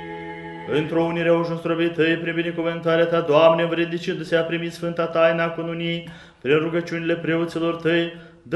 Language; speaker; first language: Romanian; native; Romanian